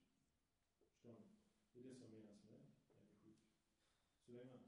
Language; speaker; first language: Swedish; early bilingual, other home language; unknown